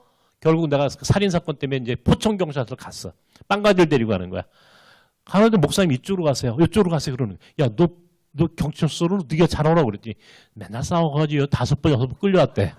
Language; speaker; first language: Korean; native; Korean